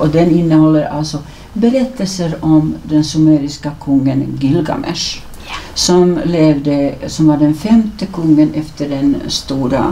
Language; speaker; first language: Swedish; native; Swedish